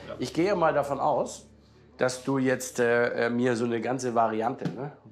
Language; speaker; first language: German; native; German